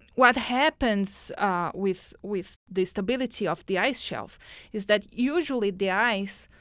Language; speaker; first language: English; non-native, fluent; Portuguese